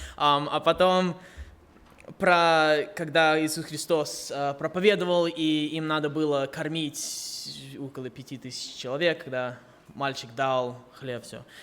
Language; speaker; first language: Russian; early bilingual, heritage; Russian